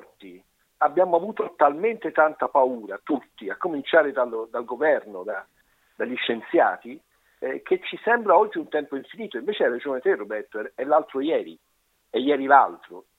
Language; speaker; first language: Italian; native; Italian